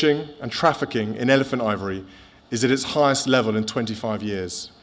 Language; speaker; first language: English; native; English